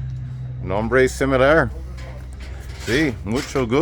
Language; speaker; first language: Spanish; non-native, learner; English